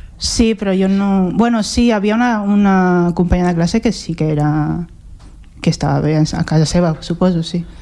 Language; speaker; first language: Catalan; early bilingual, other home language; Filipino